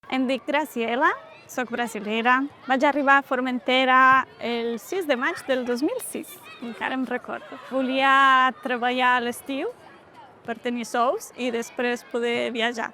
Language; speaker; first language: Catalan; non-native, fluent; Portuguese